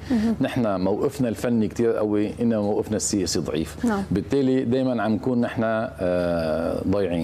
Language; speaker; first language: Arabic; native; Arabic